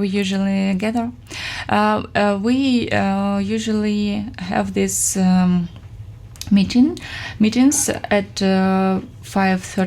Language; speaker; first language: English; non-native, fluent; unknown